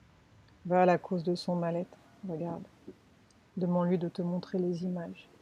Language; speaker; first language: French; native; French